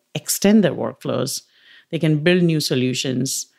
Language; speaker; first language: English; non-native, local second language; Tamil